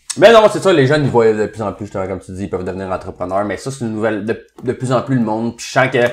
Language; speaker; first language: French; native; French